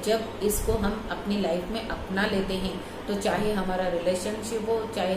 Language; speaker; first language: Hindi; native; Hindi